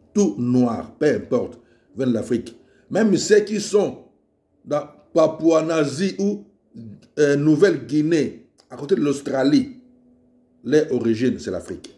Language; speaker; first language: French; non-native, local second language; Lingala